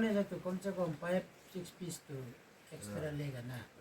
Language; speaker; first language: Hindi; non-native, local second language; Mizo